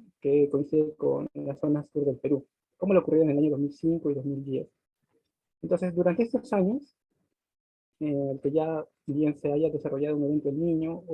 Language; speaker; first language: Spanish; native; Spanish